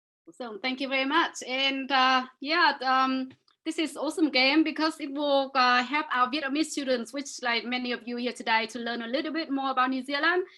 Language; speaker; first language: English; non-native, fluent; Vietnamese